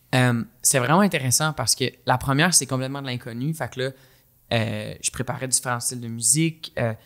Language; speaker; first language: French; native; French